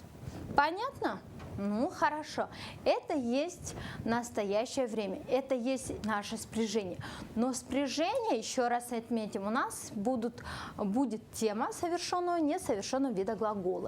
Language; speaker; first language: Russian; non-native, local second language; Kyrgyz